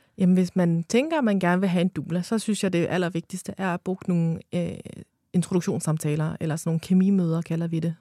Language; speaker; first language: Danish; early bilingual, other home language; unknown